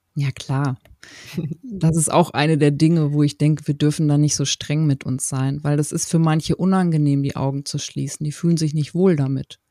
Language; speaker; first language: German; native; German